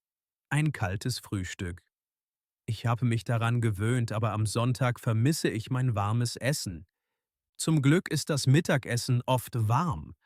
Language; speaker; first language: German; non-native, fluent; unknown